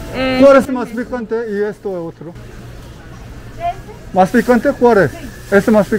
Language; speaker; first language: Spanish; non-native, fluent; Korean